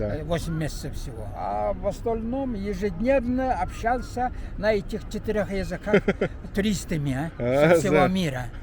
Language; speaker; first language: Russian; non-native, fluent; Mongolian